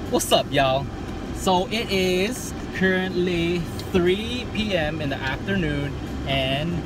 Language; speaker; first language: English; native; English